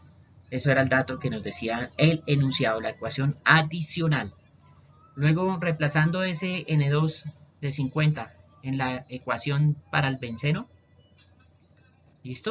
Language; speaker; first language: Spanish; native; Spanish